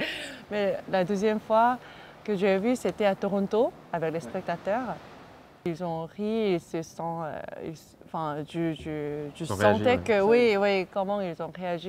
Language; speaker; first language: French; non-native, fluent; Korean